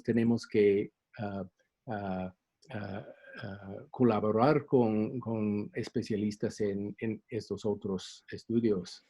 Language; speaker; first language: Spanish; non-native, fluent; English